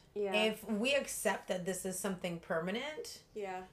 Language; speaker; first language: English; early bilingual, other home language; Russian